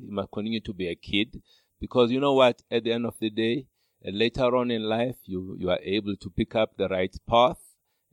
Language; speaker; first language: English; non-native, local second language; Xhosa